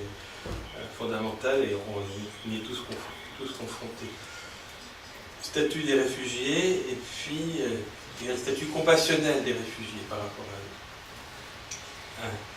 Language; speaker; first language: French; native; French